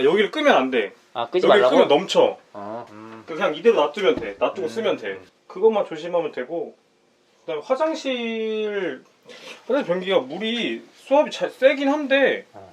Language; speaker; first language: Korean; native; Korean